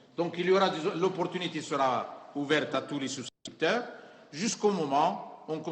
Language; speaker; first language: French; non-native, local second language; Arabic